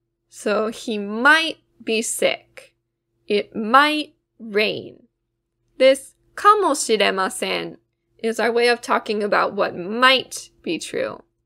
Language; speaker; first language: English; native; English